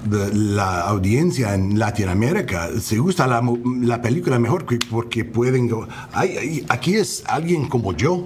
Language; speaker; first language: Spanish; non-native, learner; English